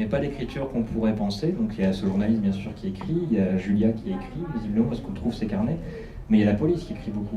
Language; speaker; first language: French; native; French